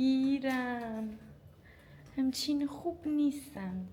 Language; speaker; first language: Persian; native; Persian